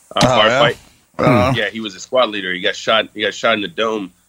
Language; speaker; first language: English; early bilingual, other home language; French